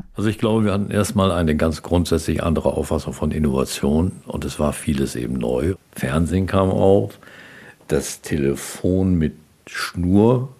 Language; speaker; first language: German; native; German